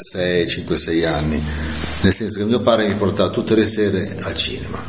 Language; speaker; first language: Italian; native; Italian